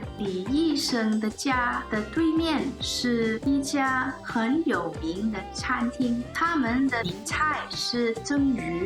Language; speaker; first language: Chinese; non-native, learner; English